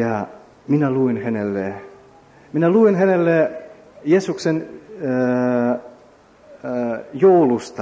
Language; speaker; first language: Finnish; non-native, learner; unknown